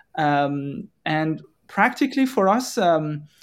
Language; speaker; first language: English; non-native, fluent; Persian